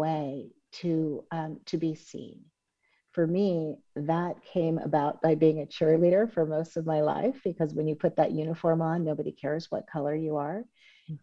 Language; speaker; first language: English; native; English